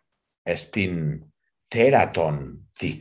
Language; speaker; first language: Greek; non-native, fluent; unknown